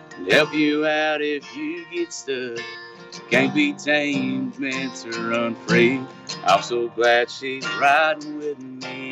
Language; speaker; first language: English; native; English